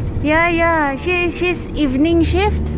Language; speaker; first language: English; non-native, local second language; Filipino